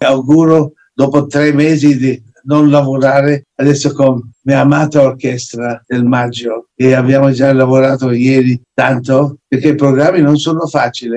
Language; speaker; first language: Italian; non-native, fluent; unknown